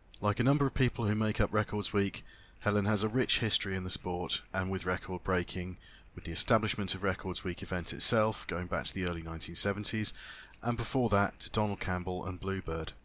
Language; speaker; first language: English; native; English